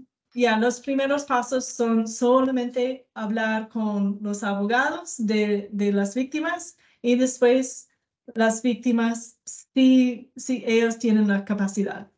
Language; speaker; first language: Spanish; non-native, learner; English